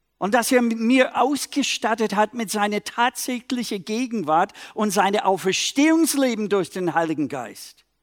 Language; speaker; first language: German; non-native, fluent; English